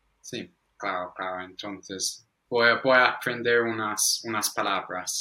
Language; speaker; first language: Spanish; non-native, fluent; English